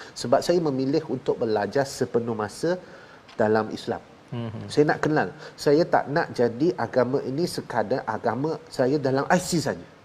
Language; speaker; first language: Malay; non-native, local second language; Chinese